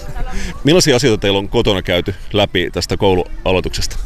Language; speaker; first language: Finnish; native; Finnish